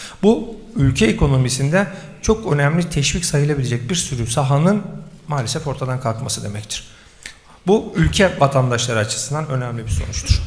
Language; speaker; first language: Turkish; native; Turkish